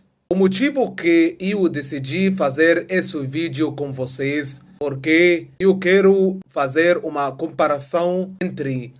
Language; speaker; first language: Portuguese; non-native, fluent; Arabic